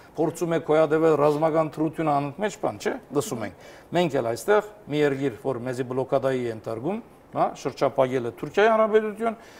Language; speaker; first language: Armenian; early bilingual, heritage; Armenian